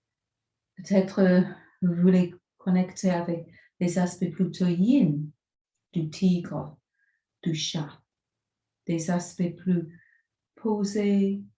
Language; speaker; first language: French; non-native, fluent; English